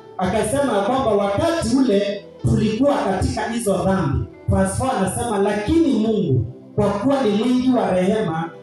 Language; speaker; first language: Swahili; non-native, local second language; Kamba